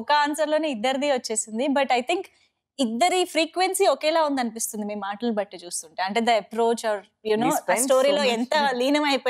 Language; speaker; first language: Telugu; native; Telugu